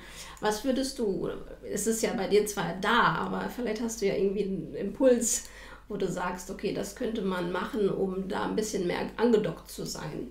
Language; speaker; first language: German; native; German